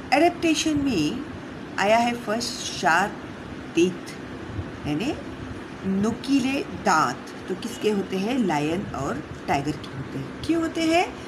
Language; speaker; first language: Hindi; non-native, local second language; Marathi